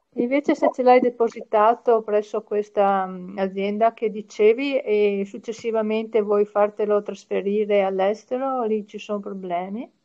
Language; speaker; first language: Italian; non-native, fluent; German